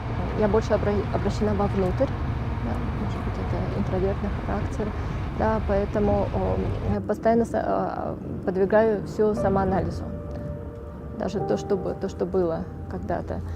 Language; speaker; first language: Russian; non-native, local second language; Tajik